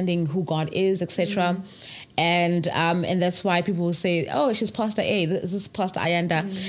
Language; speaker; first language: English; non-native, local second language; Zulu